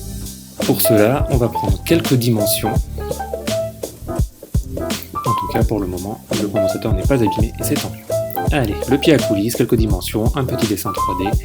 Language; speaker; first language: French; native; French